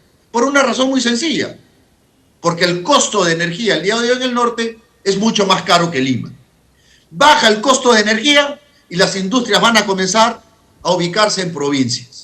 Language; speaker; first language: Spanish; native; Spanish